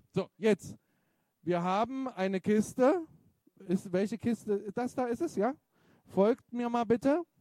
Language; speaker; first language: German; native; German